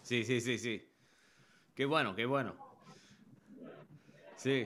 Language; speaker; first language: Spanish; non-native, learner; English